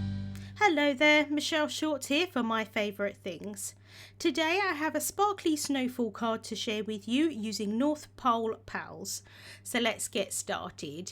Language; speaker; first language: English; native; English